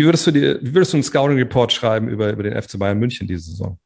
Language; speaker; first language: German; native; German